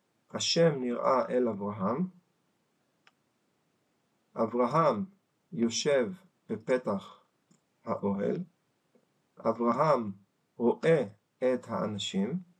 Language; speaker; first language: Hebrew; native; Hebrew